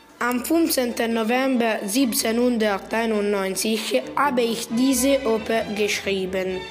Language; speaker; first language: German; non-native, learner; Italian